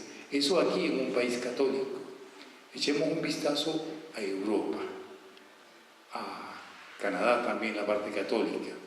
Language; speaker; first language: Spanish; native; Spanish